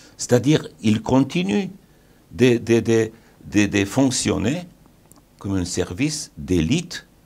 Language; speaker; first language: French; non-native, fluent; Romanian